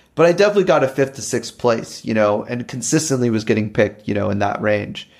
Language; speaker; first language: English; native; English